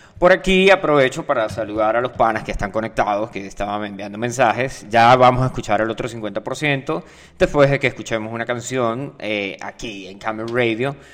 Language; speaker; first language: Spanish; native; Spanish